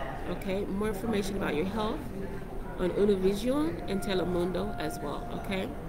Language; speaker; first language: English; native; English